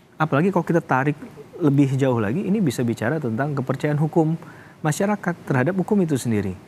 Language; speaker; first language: Indonesian; native; Indonesian